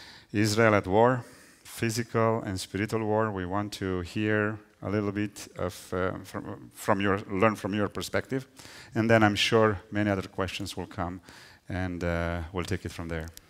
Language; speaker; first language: English; non-native, fluent; Romanian